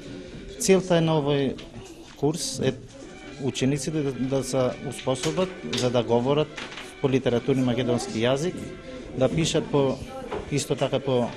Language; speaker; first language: Macedonian; early bilingual, heritage; Macedonian